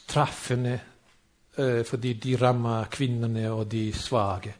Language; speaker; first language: Danish; non-native, fluent; Bosnian